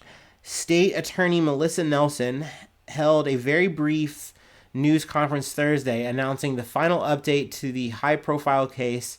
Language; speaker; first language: English; native; English